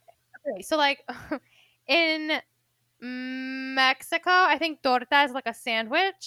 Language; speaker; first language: English; non-native, fluent; Spanish